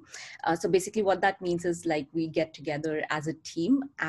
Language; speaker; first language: English; non-native, local second language; Hindi